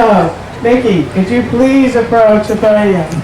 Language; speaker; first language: English; native; English